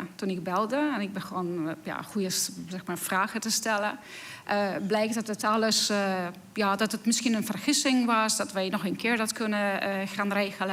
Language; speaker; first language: Dutch; non-native, fluent; Polish